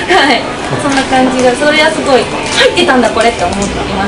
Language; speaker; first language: Japanese; native; Japanese